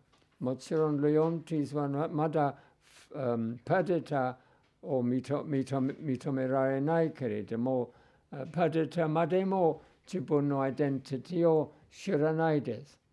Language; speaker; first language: Japanese; non-native, fluent; English